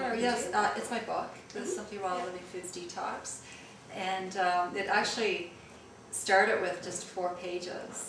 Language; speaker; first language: English; early bilingual, other home language; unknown